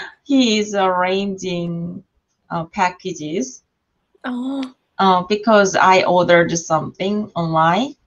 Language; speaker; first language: English; non-native, learner; Korean